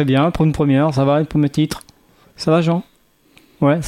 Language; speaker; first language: French; native; French